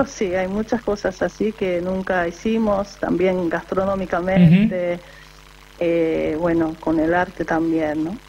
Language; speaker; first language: Spanish; non-native, fluent; Japanese